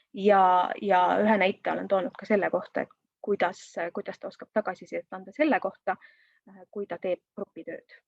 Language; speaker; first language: Estonian; native; Estonian